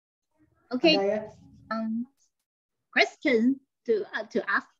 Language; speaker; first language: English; non-native, fluent; Chinese